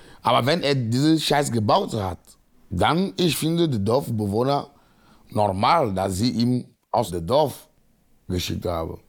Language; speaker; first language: German; non-native, learner; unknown